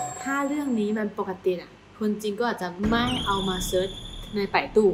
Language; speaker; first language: Thai; non-native, fluent; Chinese